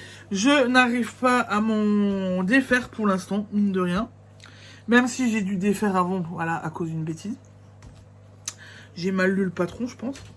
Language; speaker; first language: French; native; French